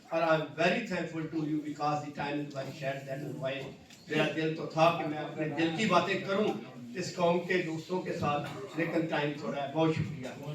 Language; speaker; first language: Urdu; non-native, local second language; Punjabi